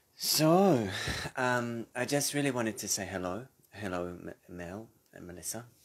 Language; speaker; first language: English; native; English